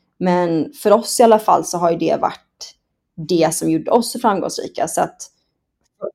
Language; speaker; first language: Swedish; early bilingual, other home language; Persian